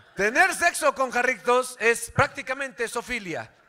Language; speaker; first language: Spanish; native; Spanish